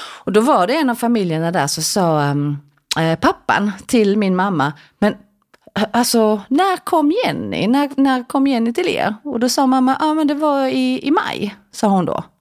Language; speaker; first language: Swedish; early bilingual, other home language; Korean